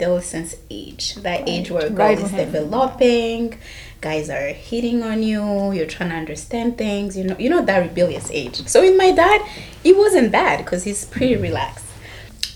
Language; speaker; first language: English; non-native, local second language; Kinyarwanda